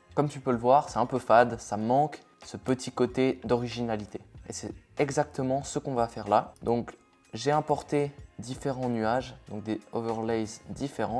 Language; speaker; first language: French; native; French